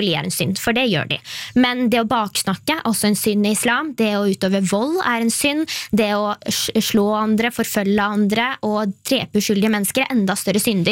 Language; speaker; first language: Norwegian; native; Norwegian